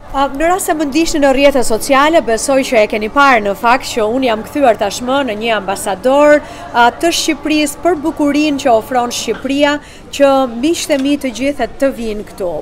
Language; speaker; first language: Albanian; non-native, fluent; Italian